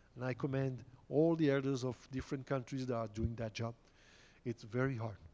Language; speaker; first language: English; non-native, fluent; French